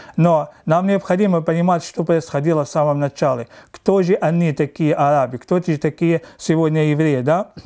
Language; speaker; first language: Russian; non-native, fluent; Arabic